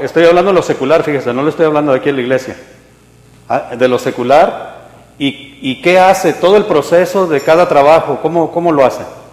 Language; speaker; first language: Spanish; native; Spanish